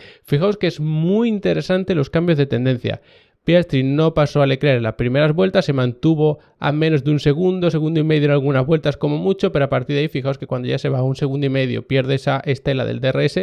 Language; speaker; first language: Spanish; native; Spanish